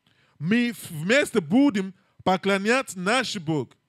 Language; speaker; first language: Russian; non-native, learner; English